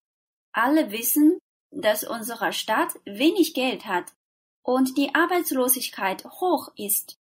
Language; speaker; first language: German; non-native, fluent; Chinese